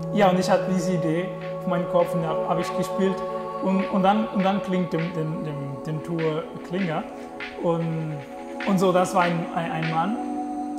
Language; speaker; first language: German; non-native, learner; Portuguese